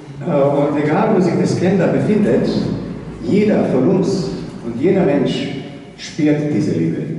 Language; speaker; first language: German; non-native, fluent; Slovenian